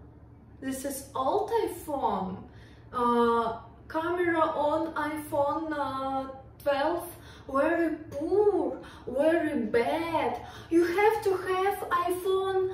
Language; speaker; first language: English; non-native, learner; Russian